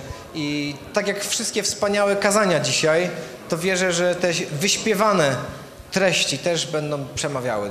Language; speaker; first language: Polish; native; Polish